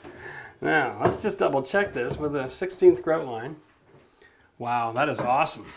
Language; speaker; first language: English; native; English